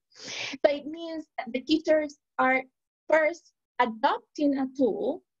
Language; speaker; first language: English; non-native, fluent; Spanish